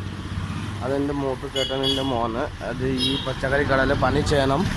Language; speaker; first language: Malayalam; non-native, learner; Bangla